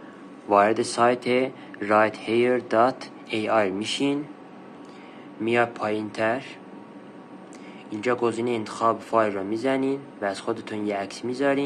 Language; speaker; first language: Persian; native; Persian